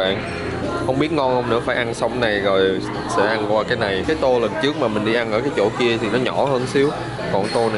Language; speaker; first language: Vietnamese; early bilingual, other home language; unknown